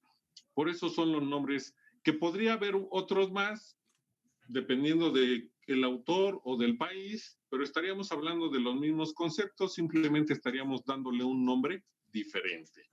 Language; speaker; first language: Spanish; native; Spanish